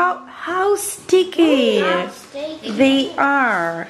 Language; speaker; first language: English; non-native, fluent; Russian